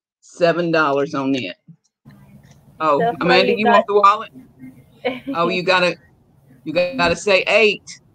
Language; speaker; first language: English; native; English